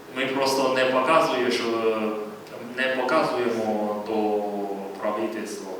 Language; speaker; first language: Ukrainian; non-native, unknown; Chinese